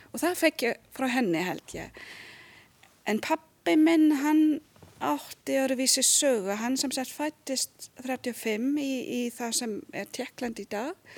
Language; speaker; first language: Icelandic; non-native, fluent; German